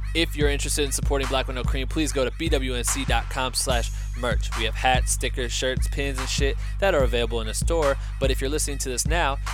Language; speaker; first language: English; native; English